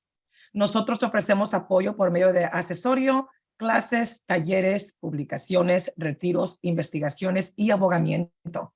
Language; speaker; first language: Spanish; early bilingual, heritage; Spanish